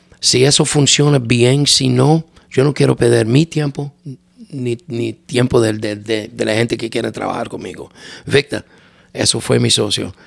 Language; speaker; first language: Spanish; non-native, learner; English